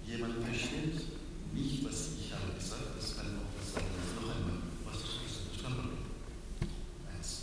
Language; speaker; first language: German; non-native, learner; Persian